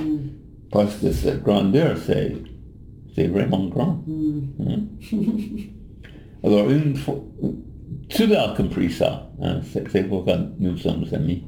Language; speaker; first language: French; non-native, learner; English